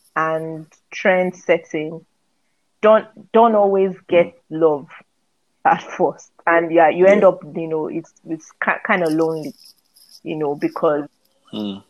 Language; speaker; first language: English; non-native, local second language; Yoruba